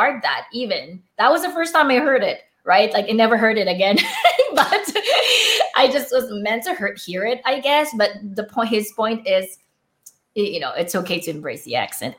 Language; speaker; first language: English; non-native, local second language; Filipino